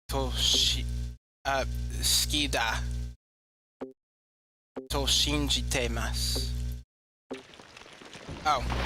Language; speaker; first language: Japanese; non-native, learner; English